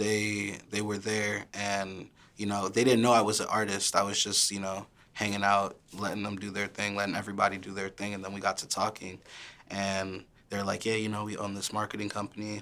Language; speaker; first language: English; early bilingual, other home language; Haitian Creole